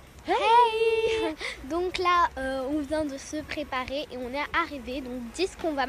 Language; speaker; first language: French; native; French